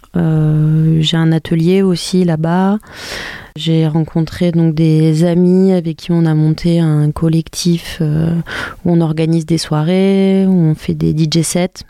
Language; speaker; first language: French; early bilingual, other home language; Albanian